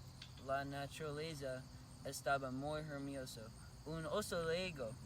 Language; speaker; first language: Spanish; non-native, learner; English